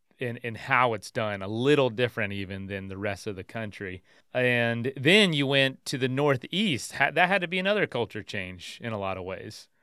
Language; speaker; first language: English; native; English